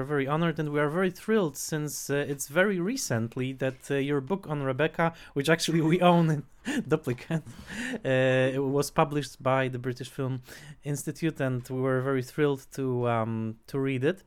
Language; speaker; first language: English; non-native, fluent; Polish